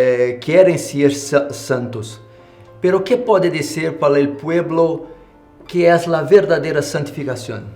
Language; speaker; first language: Spanish; non-native, learner; Portuguese